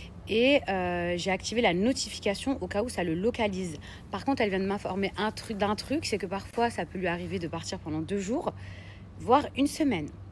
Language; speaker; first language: French; native; French